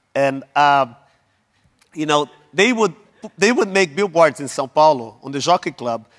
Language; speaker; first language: English; non-native, fluent; Portuguese